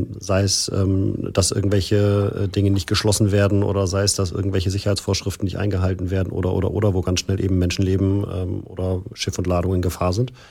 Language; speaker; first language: German; native; German